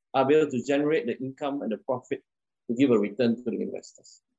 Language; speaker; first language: English; non-native, local second language; Min Nan Chinese